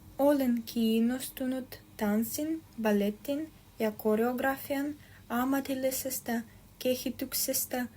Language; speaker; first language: Finnish; non-native, learner; Russian